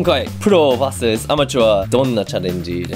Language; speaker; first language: Japanese; non-native, learner; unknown